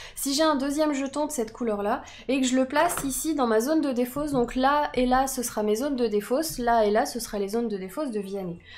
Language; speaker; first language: French; native; French